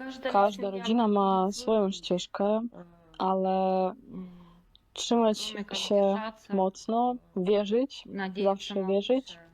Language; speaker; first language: Polish; non-native, fluent; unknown